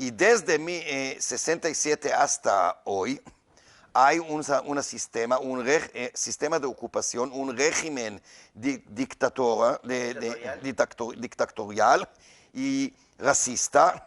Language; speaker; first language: Spanish; non-native, learner; Hebrew